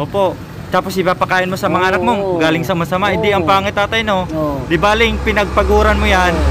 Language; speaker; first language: Filipino; native; Filipino